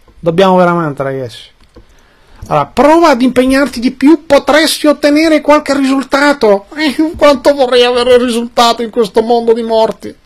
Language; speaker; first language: Italian; early bilingual, other home language; Albanian